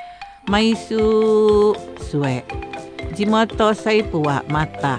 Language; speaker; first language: Japanese; non-native, fluent; Indonesian